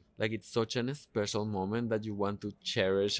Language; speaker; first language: English; non-native, fluent; Spanish